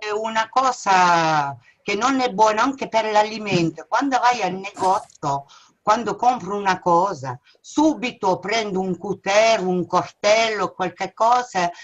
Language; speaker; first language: Italian; non-native, learner; French